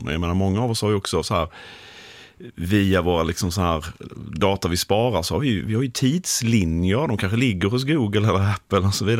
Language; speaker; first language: Swedish; native; Swedish